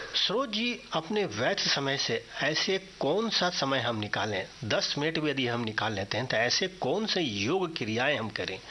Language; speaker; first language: Hindi; native; Hindi